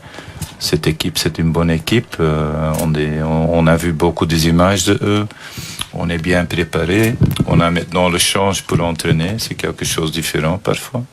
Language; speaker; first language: French; non-native, fluent; Dutch